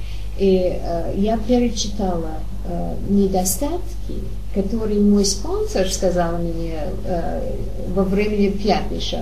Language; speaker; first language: Russian; non-native, learner; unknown